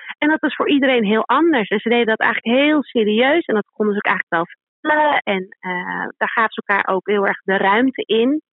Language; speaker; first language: Dutch; native; Dutch